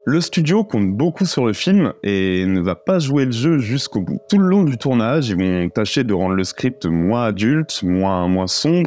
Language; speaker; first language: French; native; French